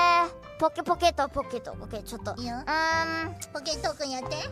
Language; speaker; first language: Japanese; non-native, learner; Indonesian